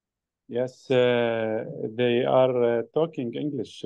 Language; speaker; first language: English; non-native, learner; Arabic